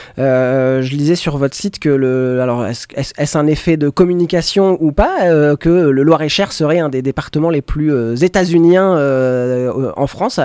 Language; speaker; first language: French; native; French